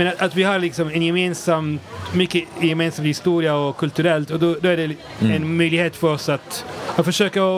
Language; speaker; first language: Swedish; non-native, fluent; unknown